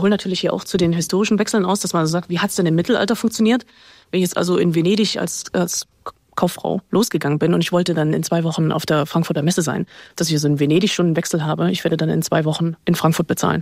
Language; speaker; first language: German; native; German